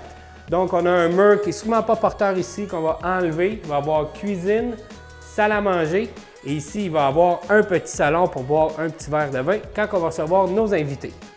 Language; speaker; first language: French; native; French